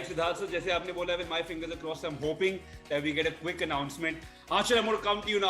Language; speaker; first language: English; non-native, local second language; Hindi